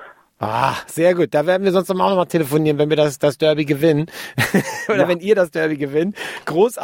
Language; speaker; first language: German; native; German